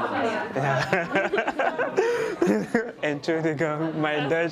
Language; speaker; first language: German; non-native, learner; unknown